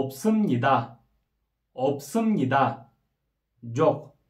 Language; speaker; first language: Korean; non-native, fluent; Kyrgyz